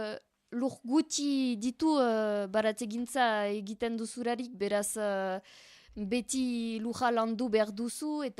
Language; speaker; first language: Basque; non-native, learner; French